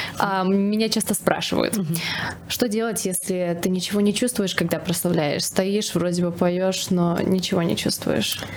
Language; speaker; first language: Russian; non-native, local second language; Armenian